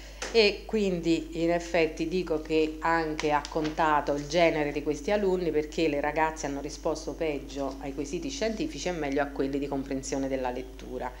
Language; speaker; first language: Italian; native; Italian